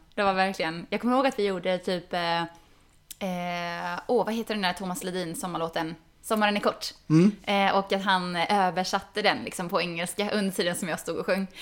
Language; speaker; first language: Swedish; native; Swedish